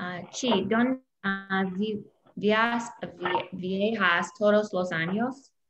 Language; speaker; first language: Spanish; non-native, learner; English